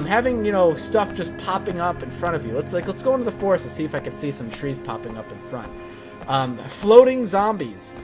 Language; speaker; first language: English; native; English